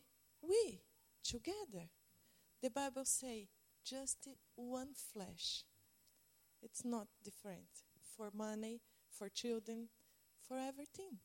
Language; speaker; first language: English; non-native, learner; Portuguese